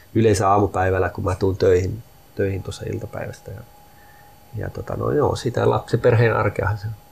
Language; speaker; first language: Finnish; native; Finnish